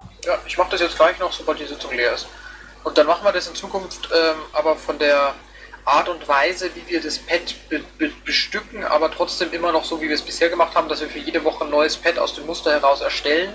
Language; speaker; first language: German; native; German